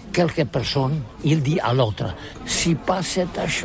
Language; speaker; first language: French; non-native, learner; Catalan